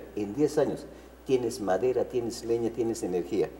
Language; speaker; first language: Spanish; native; Spanish